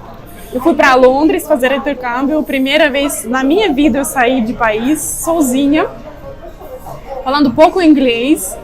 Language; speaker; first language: Portuguese; non-native, fluent; Russian